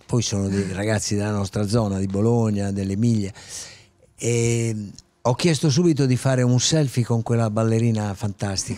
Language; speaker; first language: Italian; native; Italian